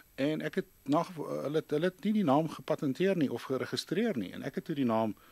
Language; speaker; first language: Afrikaans; native; Afrikaans